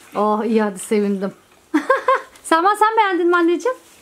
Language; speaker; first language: Turkish; native; Turkish